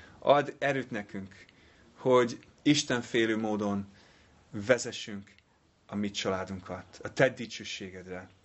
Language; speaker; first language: Hungarian; non-native, fluent; English